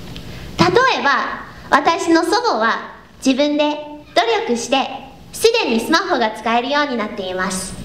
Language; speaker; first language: Japanese; non-native, learner; English